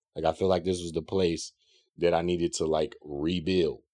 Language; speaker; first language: English; native; English